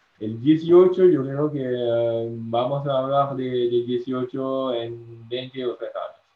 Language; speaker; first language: Spanish; non-native, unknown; French